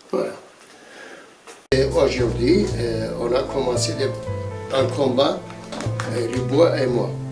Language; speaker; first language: French; non-native, fluent; Turkish